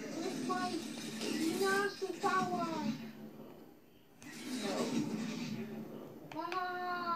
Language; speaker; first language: English; non-native, learner; Spanish